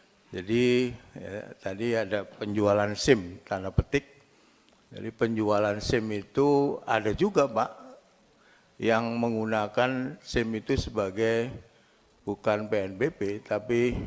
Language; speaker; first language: Indonesian; native; Indonesian